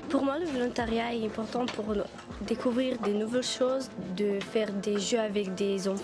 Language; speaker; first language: French; non-native, learner; Romanian